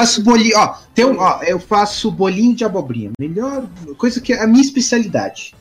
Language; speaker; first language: Portuguese; native; Portuguese